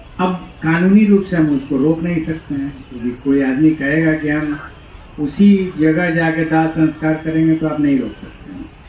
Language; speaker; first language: Hindi; native; Hindi